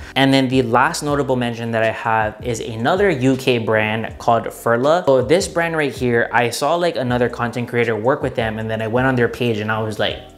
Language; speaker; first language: English; native; English